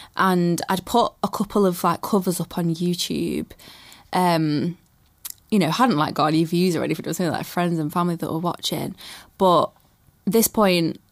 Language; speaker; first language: English; native; English